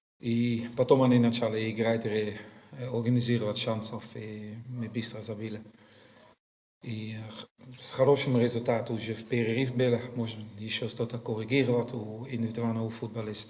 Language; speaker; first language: Russian; non-native, learner; Dutch